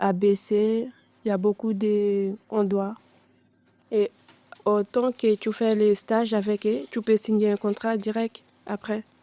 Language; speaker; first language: French; non-native, learner; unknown